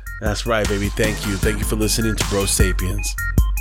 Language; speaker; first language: English; native; English